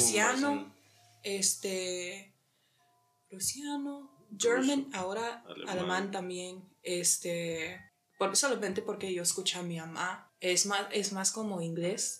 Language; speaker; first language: Spanish; early bilingual, heritage; English